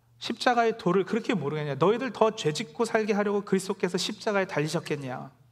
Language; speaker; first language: Korean; native; Korean